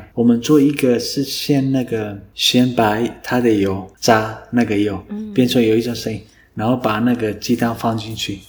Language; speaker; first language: Chinese; non-native, learner; Kurdish